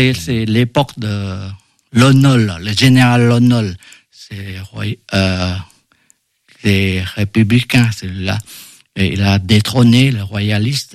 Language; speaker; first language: French; non-native, fluent; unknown